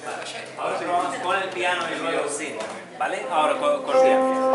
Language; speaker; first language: Spanish; non-native, fluent; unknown